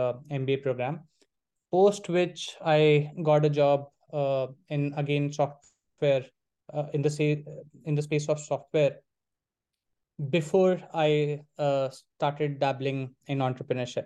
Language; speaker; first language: English; non-native, local second language; Hindi